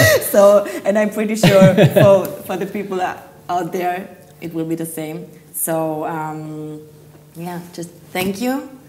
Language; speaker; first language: English; non-native, fluent; German